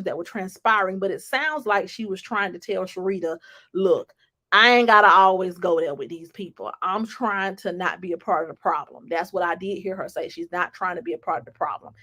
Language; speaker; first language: English; native; English